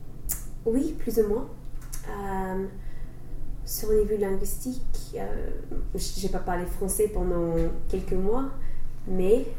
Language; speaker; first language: French; non-native, learner; English